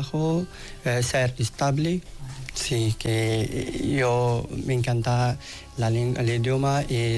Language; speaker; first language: Spanish; non-native, learner; Arabic